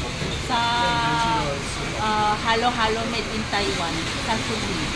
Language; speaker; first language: Filipino; non-native, learner; Chinese